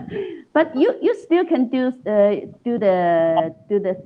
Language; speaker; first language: English; non-native, learner; Chinese